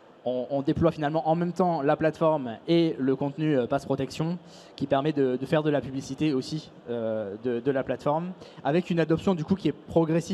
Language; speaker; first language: French; native; French